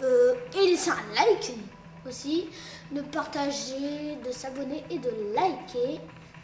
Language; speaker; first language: French; native; French